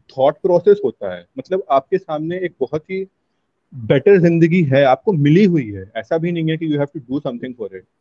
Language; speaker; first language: Hindi; native; Hindi